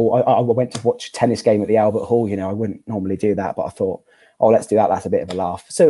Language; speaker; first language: English; native; English